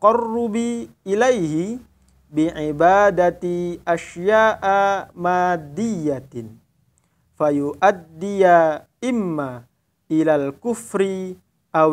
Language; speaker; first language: Arabic; non-native, fluent; Indonesian